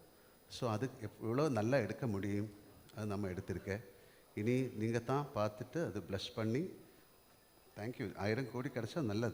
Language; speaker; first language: Tamil; non-native, local second language; Malayalam